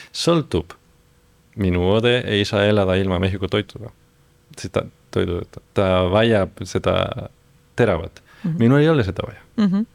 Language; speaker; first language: Estonian; non-native, fluent; Spanish